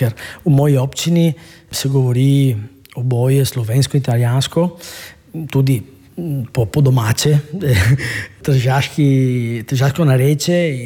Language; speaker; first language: Slovenian; non-native, fluent; Italian